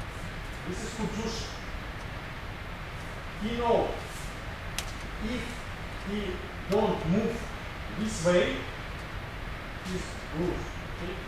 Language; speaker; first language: English; non-native, learner; Russian